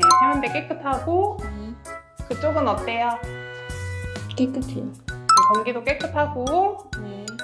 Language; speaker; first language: Korean; native; Korean